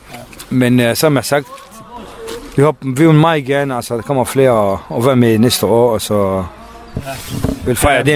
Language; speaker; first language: Danish; non-native, learner; Kurdish